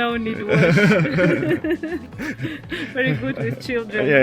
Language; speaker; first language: English; non-native, learner; Russian